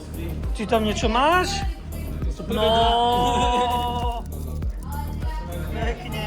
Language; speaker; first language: Slovak; native; Slovak